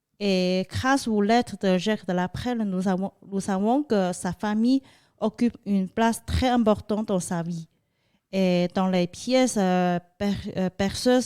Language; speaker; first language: French; non-native, fluent; Chinese